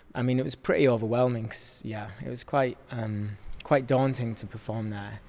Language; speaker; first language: English; native; English